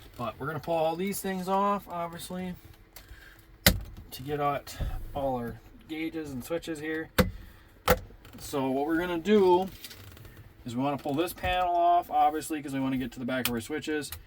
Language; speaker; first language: English; native; English